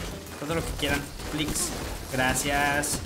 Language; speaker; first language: Spanish; native; Spanish